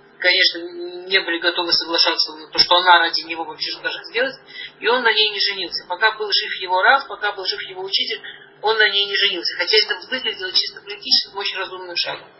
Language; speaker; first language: Russian; early bilingual, heritage; Russian